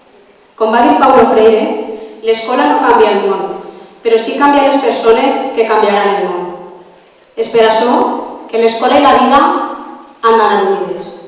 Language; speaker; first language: Catalan; native; Catalan